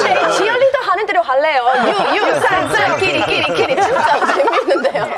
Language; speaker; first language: Korean; non-native, learner; English